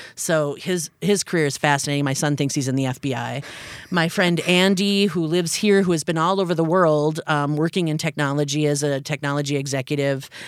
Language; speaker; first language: English; native; English